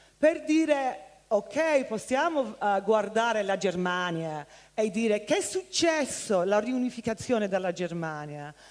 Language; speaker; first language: Italian; non-native, fluent; English